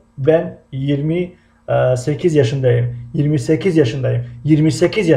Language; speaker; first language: Turkish; non-native, fluent; Tajik